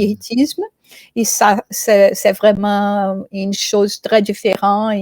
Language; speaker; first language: French; non-native, fluent; Portuguese